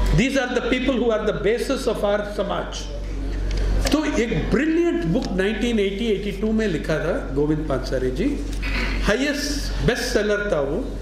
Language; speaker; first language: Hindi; non-native, local second language; Telugu